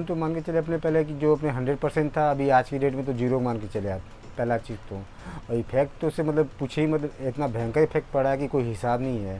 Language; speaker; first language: Hindi; native; Hindi